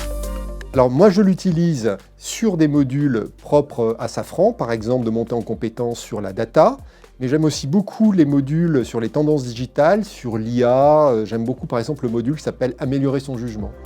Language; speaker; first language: French; native; French